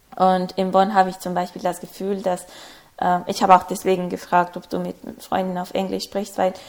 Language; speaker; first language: German; non-native, fluent; Spanish